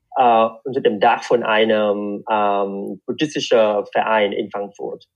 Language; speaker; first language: German; non-native, fluent; Vietnamese